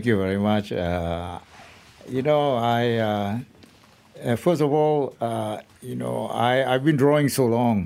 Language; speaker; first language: English; non-native, local second language; Malay